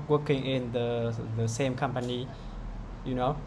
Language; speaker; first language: English; non-native, learner; Vietnamese